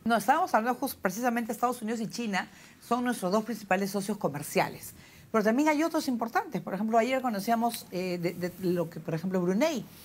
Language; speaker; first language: Spanish; native; Spanish